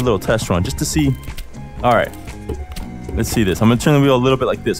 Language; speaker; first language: English; native; English